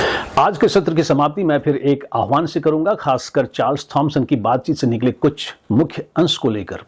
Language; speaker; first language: Hindi; native; Hindi